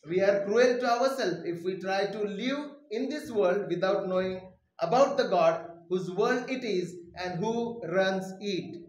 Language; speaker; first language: English; non-native, local second language; Marathi